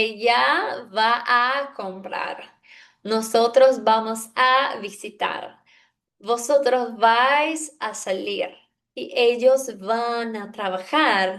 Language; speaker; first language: Spanish; non-native, fluent; Portuguese